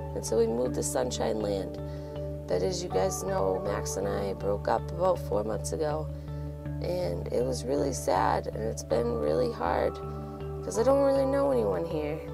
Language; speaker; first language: English; native; English